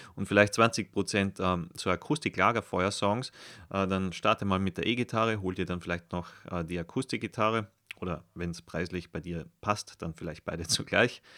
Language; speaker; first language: German; native; German